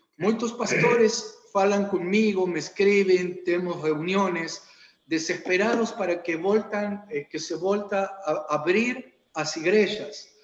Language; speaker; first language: Portuguese; non-native, learner; Spanish